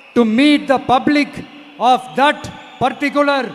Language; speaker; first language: English; non-native, local second language; Tamil